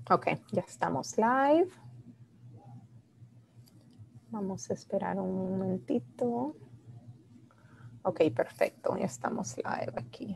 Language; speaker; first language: Spanish; early bilingual, heritage; Spanish